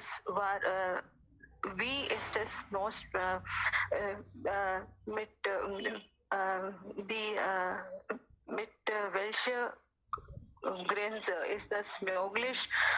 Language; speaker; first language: German; non-native, learner; Hindi